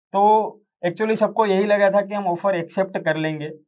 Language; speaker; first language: Hindi; non-native, local second language; Gujarati